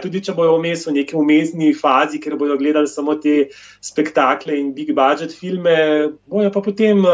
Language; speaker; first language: Slovenian; native; Slovenian